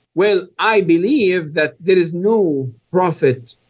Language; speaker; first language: English; non-native, fluent; Arabic